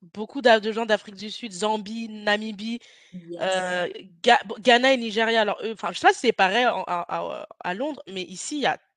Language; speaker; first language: French; native; French